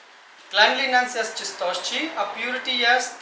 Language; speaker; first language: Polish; non-native, learner; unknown